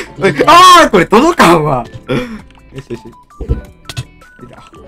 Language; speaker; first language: Japanese; native; Japanese